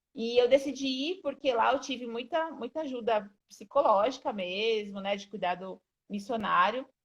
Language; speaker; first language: Portuguese; native; Portuguese